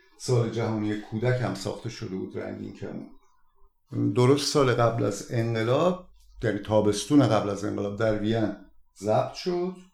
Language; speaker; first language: Persian; native; Persian